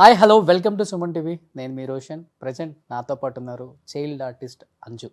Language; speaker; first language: Telugu; native; Telugu